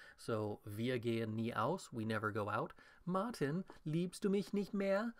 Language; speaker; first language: German; non-native, fluent; English